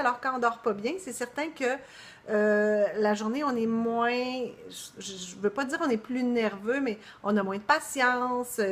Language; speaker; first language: French; native; French